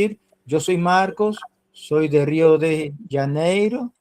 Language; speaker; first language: Spanish; non-native, fluent; Portuguese